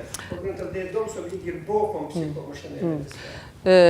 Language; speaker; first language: Swedish; non-native, fluent; Russian